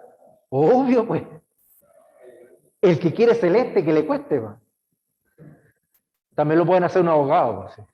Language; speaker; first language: Spanish; native; Spanish